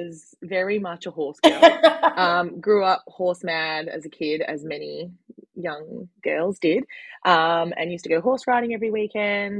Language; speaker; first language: English; native; English